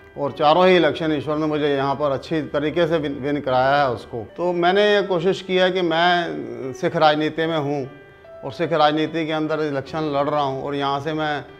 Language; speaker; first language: Urdu; non-native, local second language; Punjabi